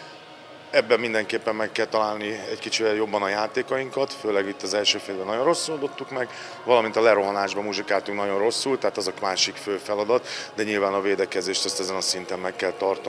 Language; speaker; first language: Hungarian; native; Hungarian